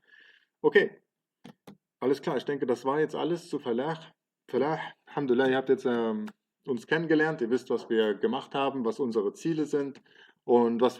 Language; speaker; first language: German; early bilingual, other home language; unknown